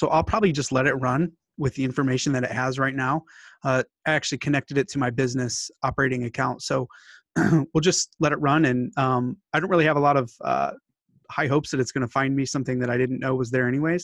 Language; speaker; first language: English; native; English